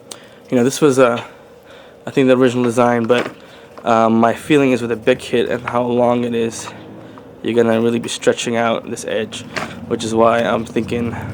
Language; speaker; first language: English; native; English